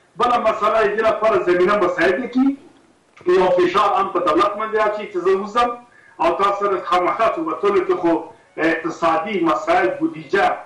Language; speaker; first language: Pashto; native; Pashto